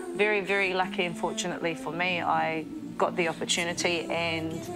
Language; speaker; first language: English; native; English